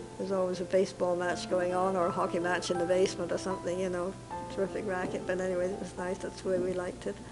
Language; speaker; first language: English; native; English